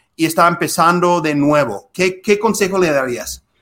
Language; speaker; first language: Spanish; non-native, fluent; English